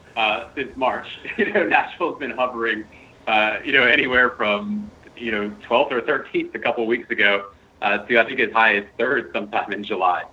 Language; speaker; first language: English; native; English